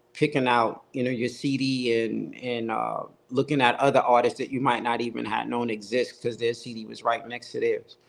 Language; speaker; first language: English; native; English